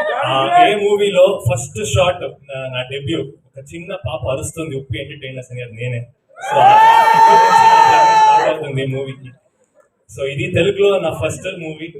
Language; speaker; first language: Telugu; non-native, learner; Kannada